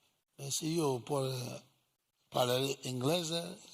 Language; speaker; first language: Italian; non-native, learner; English